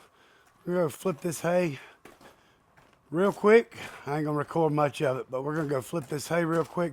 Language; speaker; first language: English; native; English